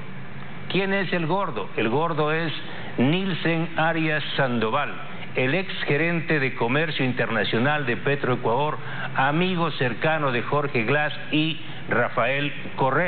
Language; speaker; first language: Spanish; native; Spanish